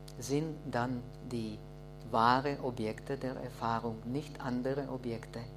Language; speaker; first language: German; non-native, fluent; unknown